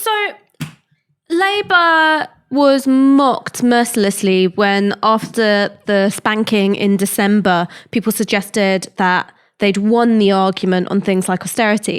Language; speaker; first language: English; native; English